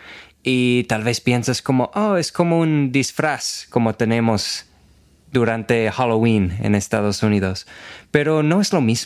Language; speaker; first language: Spanish; non-native, fluent; English